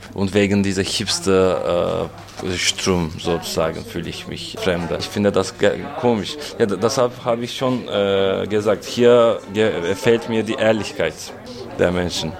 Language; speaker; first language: German; non-native, fluent; Turkish